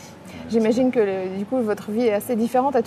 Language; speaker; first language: French; native; French